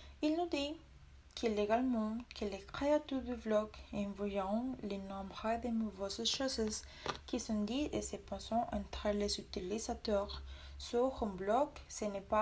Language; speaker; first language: French; non-native, learner; Spanish